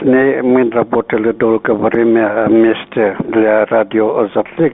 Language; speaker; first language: Russian; non-native, local second language; Uzbek